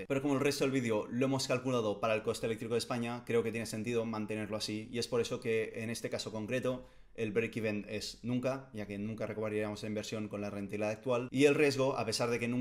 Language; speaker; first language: Spanish; native; Spanish